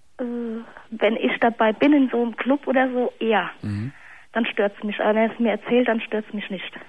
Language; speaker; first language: German; native; German